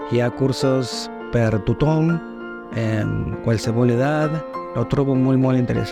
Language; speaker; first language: Catalan; non-native, learner; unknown